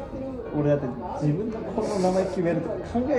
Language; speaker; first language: Japanese; native; Japanese